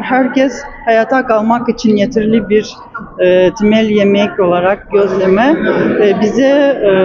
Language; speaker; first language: Turkish; non-native, learner; Russian